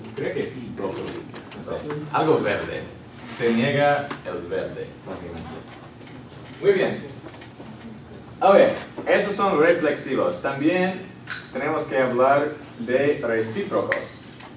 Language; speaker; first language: Spanish; non-native, fluent; English